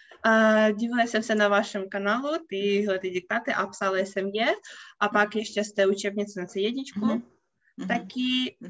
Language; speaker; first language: Czech; non-native, fluent; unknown